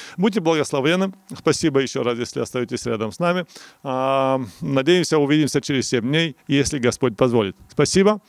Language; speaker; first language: Russian; non-native, local second language; Romanian